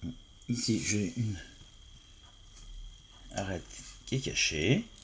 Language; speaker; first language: French; native; French